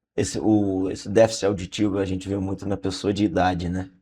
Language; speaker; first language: Portuguese; native; Portuguese